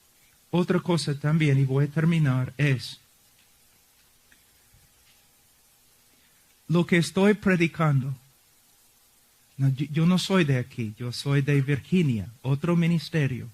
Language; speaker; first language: Spanish; non-native, fluent; English